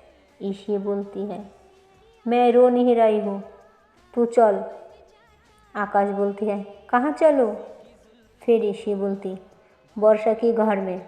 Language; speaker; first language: Hindi; non-native, local second language; Bangla